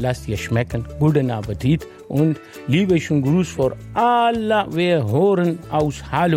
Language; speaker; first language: German; non-native, learner; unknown